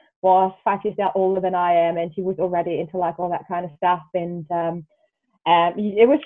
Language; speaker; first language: English; non-native, fluent; German